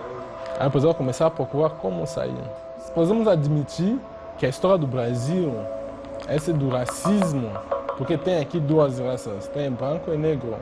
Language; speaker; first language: Portuguese; non-native, fluent; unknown